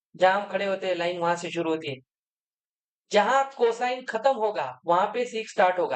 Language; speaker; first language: Hindi; non-native, local second language; Marathi